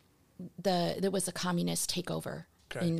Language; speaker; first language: English; early bilingual, other home language; Portuguese